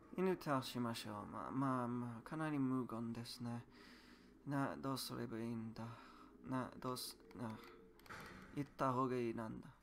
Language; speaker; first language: Japanese; non-native, learner; English